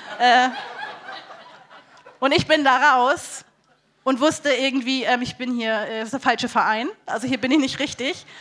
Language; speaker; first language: German; native; German